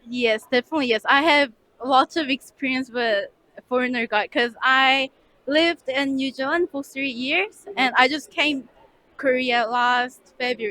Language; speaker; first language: English; non-native, fluent; Korean